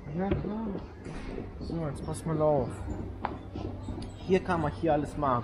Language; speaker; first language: German; native; German